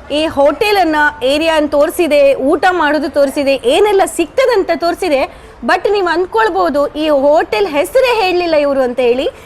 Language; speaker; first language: Kannada; non-native, local second language; Tulu